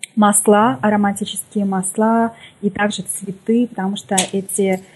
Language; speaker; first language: Russian; native; Russian